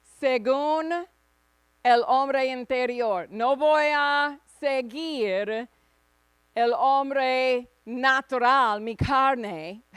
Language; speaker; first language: Spanish; non-native, fluent; English